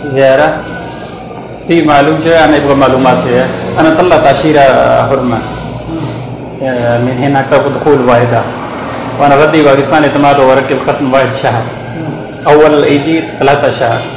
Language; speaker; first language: Arabic; non-native, learner; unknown